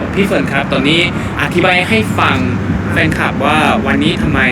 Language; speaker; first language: Thai; non-native, fluent; Korean